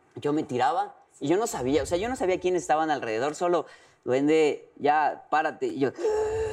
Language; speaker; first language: Spanish; native; Spanish